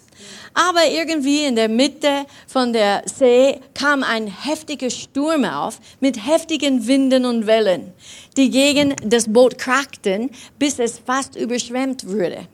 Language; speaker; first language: German; non-native, fluent; English